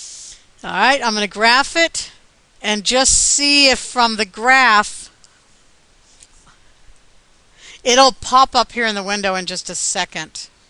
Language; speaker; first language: English; native; English